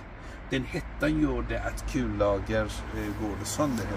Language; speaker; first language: Swedish; non-native, fluent; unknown